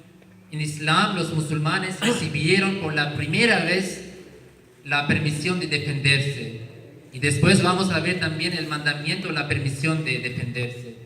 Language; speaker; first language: Spanish; non-native, learner; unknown